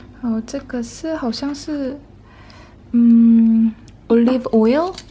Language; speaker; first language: Chinese; non-native, fluent; Korean